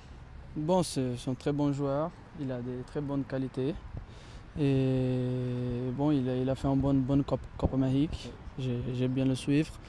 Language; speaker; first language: French; non-native, learner; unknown